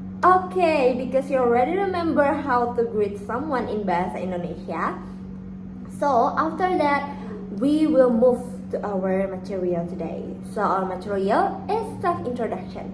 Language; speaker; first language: English; non-native, fluent; Indonesian